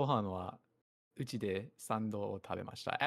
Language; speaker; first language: Japanese; non-native, learner; English